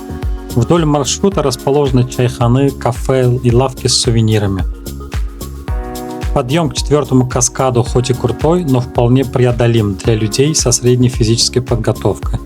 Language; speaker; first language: Russian; native; Russian